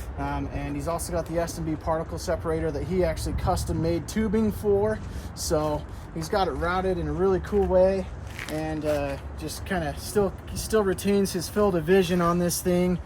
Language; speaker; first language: English; native; English